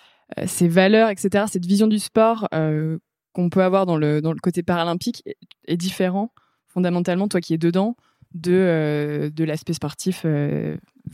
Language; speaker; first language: French; native; French